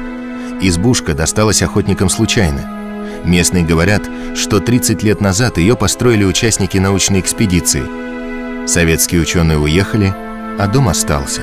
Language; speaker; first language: Russian; native; Russian